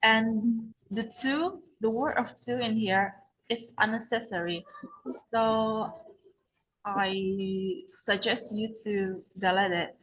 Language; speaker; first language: English; non-native, learner; Indonesian